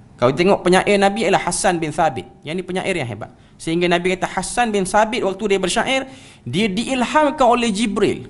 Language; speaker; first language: Malay; native; Malay